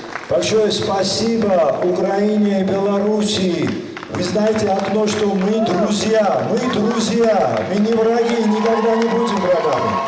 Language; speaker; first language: Russian; non-native, fluent; Georgian